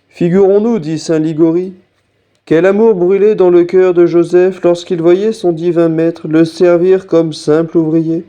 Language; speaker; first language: French; native; French